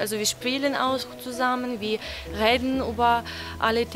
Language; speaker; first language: German; non-native, learner; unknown